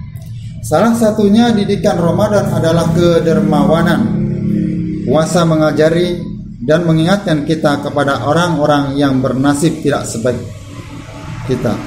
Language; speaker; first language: Indonesian; native; Indonesian